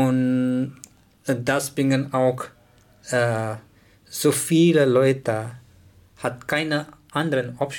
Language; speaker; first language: German; non-native, learner; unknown